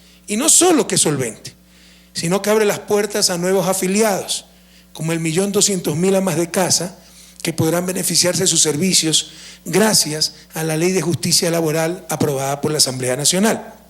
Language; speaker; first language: Spanish; native; Spanish